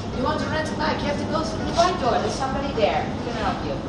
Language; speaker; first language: English; non-native, fluent; Dutch